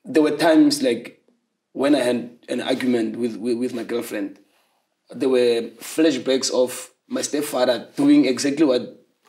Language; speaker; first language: English; non-native, local second language; Zulu